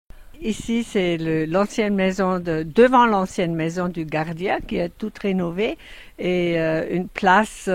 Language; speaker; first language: French; non-native, fluent; German